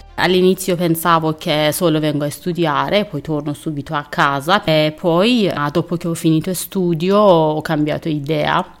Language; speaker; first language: Italian; non-native, fluent; Persian